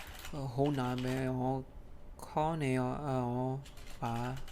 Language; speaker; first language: Cantonese; early bilingual, heritage; Cantonese